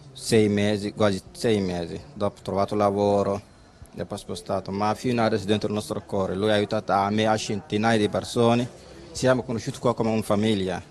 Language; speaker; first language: Italian; non-native, learner; Arabic